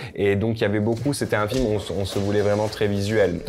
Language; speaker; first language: French; native; French